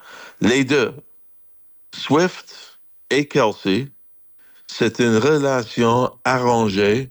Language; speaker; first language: French; non-native, fluent; English